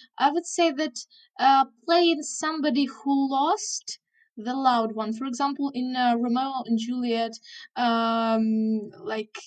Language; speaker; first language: English; non-native, fluent; Ukrainian